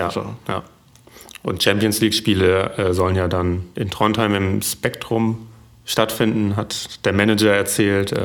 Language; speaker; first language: German; native; German